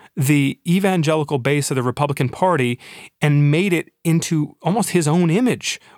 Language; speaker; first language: English; native; English